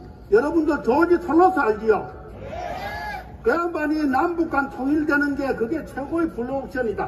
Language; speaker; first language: Korean; native; Korean